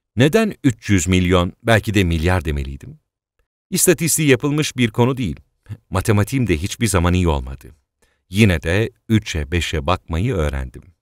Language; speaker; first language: Turkish; native; Turkish